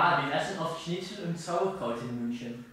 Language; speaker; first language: German; non-native, learner; Dutch